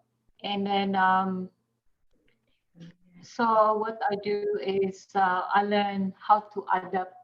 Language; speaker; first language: English; non-native, fluent; Indonesian